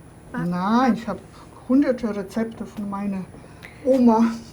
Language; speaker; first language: German; non-native, fluent; Polish